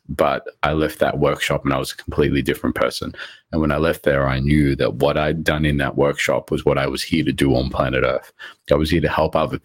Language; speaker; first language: English; early bilingual, other home language; Morisyen